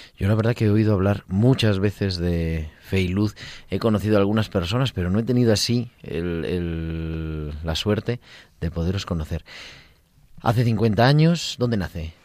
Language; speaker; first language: Spanish; native; Spanish